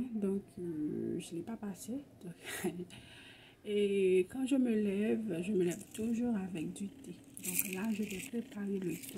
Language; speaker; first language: French; non-native, local second language; Haitian Creole